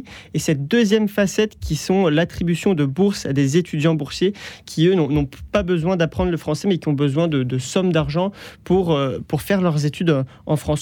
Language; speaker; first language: French; native; French